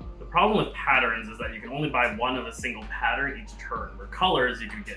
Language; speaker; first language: English; native; English